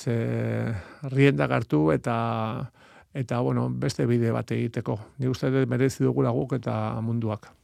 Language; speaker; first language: Basque; native; Basque